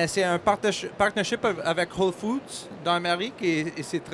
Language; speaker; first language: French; non-native, learner; English